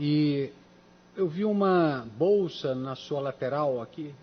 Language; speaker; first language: Portuguese; native; Portuguese